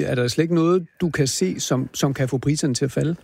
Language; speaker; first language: Danish; native; Danish